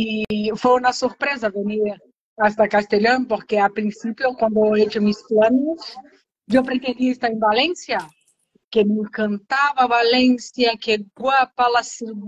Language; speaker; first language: Spanish; non-native, learner; Portuguese